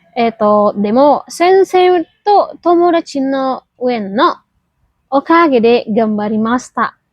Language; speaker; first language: Japanese; non-native, learner; Indonesian